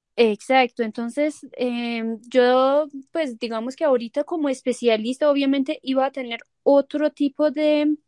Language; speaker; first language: Spanish; non-native, fluent; Persian